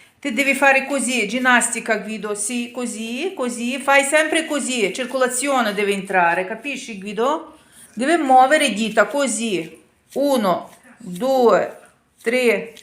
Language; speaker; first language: Italian; non-native, fluent; Ukrainian